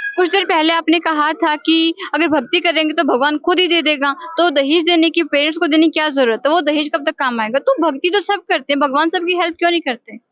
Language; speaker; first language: Hindi; native; Hindi